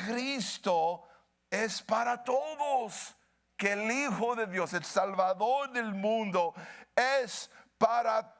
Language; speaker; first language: Spanish; early bilingual, heritage; Spanish